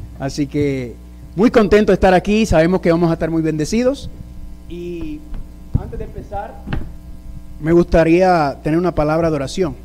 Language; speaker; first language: Spanish; early bilingual, heritage; Spanish